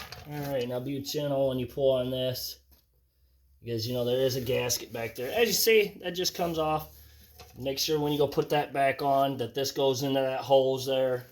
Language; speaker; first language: English; native; English